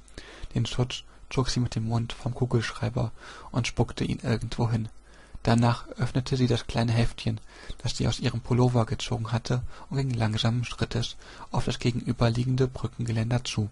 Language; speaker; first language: German; native; German